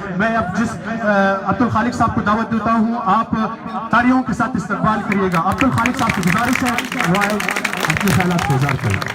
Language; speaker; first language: Urdu; non-native, local second language; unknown